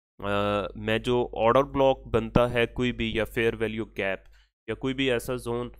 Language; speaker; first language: Urdu; native; Urdu